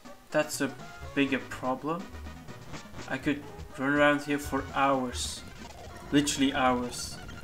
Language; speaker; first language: English; native; English